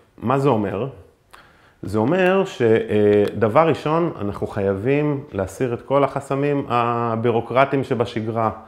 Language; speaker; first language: Hebrew; native; Hebrew